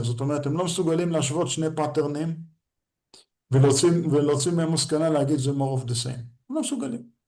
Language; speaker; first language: Hebrew; native; Hebrew